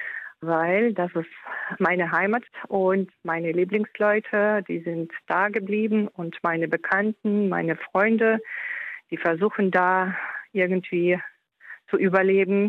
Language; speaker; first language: German; non-native, fluent; Ukrainian